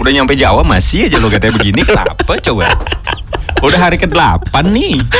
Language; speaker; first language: Indonesian; non-native, local second language; Javanese